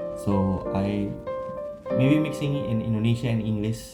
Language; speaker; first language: English; non-native, learner; Indonesian